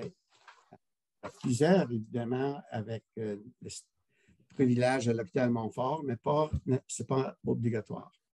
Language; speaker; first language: French; non-native, local second language; English